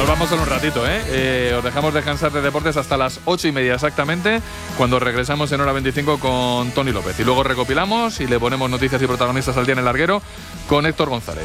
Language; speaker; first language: Spanish; native; Spanish